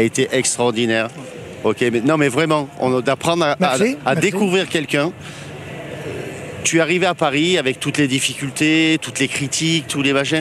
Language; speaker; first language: French; native; French